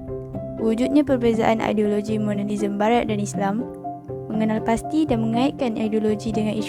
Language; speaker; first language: Malay; native; Malay